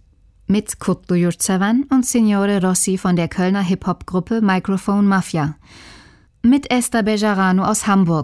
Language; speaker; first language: German; native; German